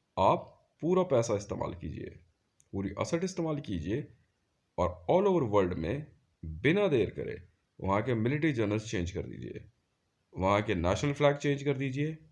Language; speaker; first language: Hindi; native; Hindi